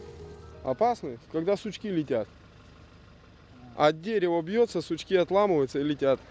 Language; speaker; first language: Russian; native; Russian